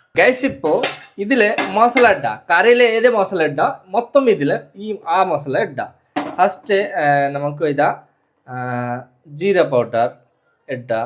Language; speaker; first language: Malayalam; non-native, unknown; Bangla